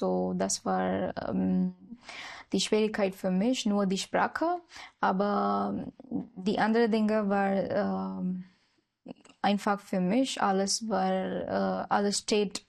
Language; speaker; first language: German; non-native, learner; Marathi